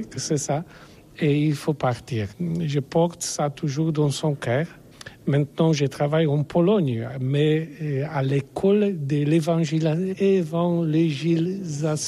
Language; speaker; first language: French; non-native, learner; Polish